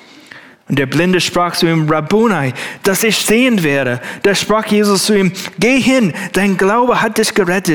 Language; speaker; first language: German; non-native, fluent; English